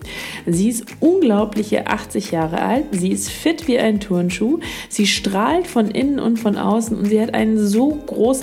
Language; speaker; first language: German; native; German